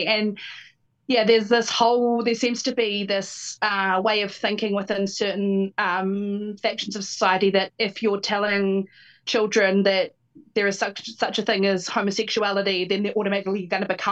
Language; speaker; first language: English; native; English